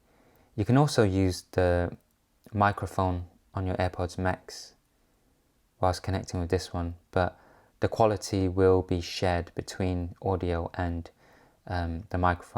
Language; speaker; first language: English; native; English